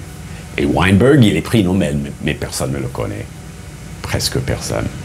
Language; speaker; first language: French; non-native, fluent; English